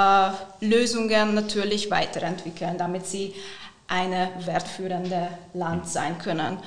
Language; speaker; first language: German; non-native, fluent; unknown